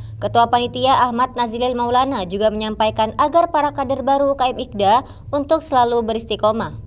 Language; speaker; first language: Indonesian; native; Indonesian